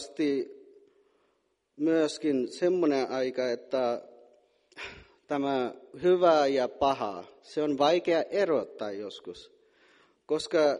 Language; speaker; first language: Finnish; non-native, fluent; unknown